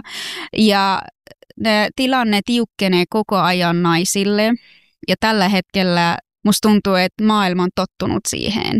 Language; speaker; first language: Finnish; non-native, fluent; Persian